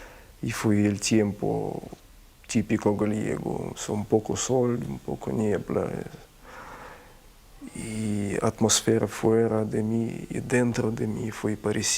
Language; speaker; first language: Galician; non-native, learner; Russian